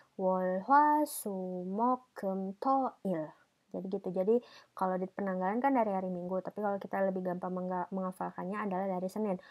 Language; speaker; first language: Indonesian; native; Indonesian